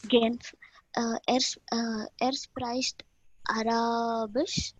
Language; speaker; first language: German; non-native, learner; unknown